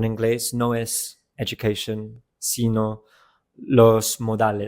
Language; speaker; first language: Spanish; non-native, fluent; English